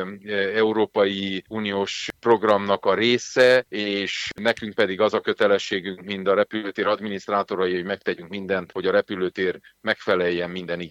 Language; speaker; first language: Hungarian; native; Hungarian